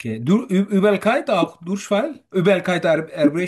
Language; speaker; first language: German; non-native, learner; Turkish